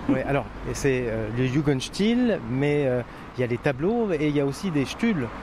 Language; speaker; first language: French; native; French